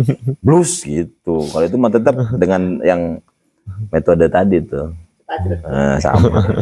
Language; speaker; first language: Indonesian; native; Indonesian